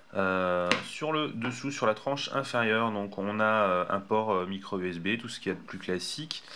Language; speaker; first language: French; native; French